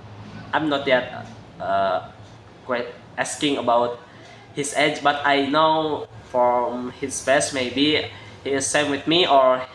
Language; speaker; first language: English; non-native, learner; Indonesian